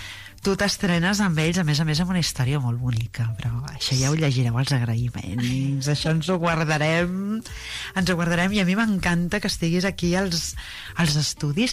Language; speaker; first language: Catalan; native; Catalan